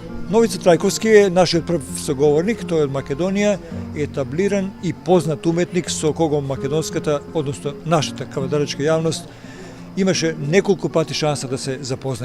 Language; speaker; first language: Macedonian; native; Macedonian